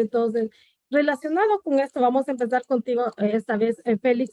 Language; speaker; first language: Spanish; native; Spanish